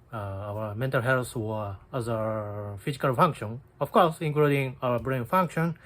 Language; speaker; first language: English; non-native, learner; Japanese